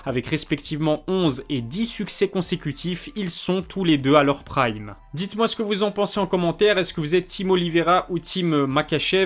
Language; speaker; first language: French; native; French